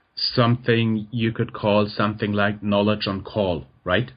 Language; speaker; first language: English; non-native, fluent; German